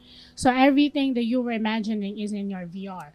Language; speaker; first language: English; non-native, local second language; Filipino